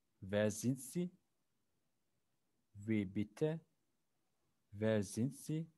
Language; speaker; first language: German; non-native, fluent; Turkish